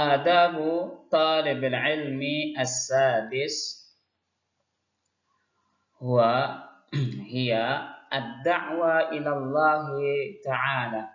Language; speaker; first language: Arabic; non-native, fluent; Indonesian